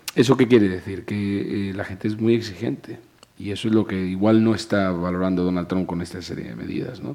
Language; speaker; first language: Spanish; native; Spanish